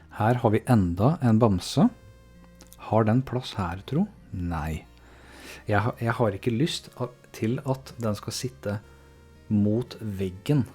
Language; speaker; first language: Norwegian; native; Norwegian